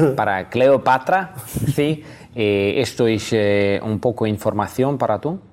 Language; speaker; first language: Spanish; non-native, learner; Russian